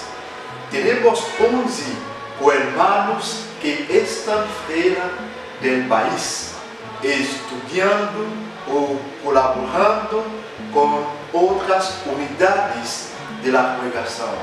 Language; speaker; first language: Spanish; non-native, fluent; Haitian Creole